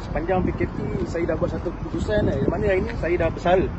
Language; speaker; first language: Malay; native; Malay